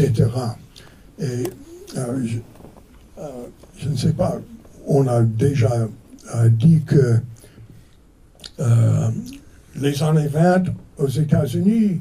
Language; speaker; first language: French; non-native, fluent; English